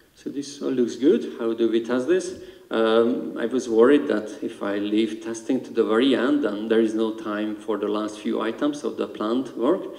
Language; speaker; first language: English; non-native, fluent; Hungarian